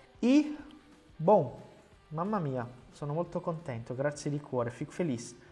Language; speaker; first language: Italian; non-native, fluent; Portuguese